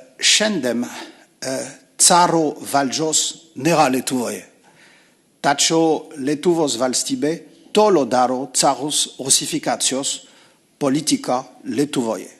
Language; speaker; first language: Lithuanian; non-native, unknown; French